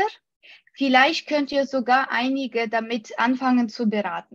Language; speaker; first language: German; non-native, fluent; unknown